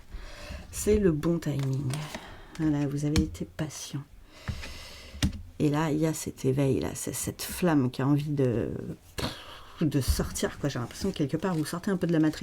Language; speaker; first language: French; native; French